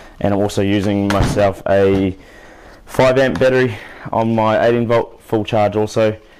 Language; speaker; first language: English; native; English